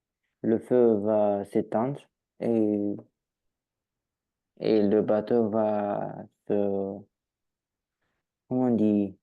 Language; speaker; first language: French; non-native, learner; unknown